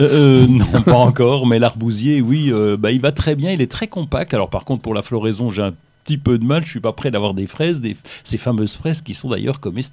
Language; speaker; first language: French; native; French